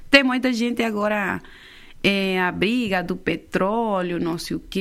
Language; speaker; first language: Portuguese; non-native, fluent; Spanish